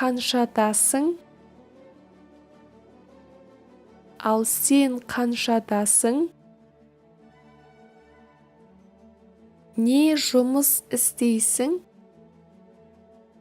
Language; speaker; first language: Kazakh; native; Kazakh